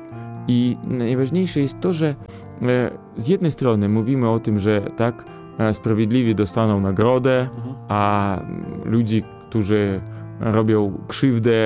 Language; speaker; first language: Polish; non-native, fluent; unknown